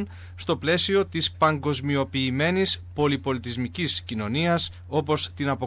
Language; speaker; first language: Greek; native; Greek